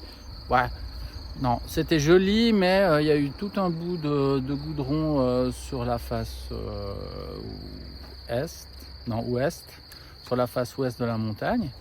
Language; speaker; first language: French; native; French